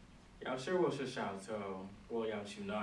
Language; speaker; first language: Chinese; non-native, learner; English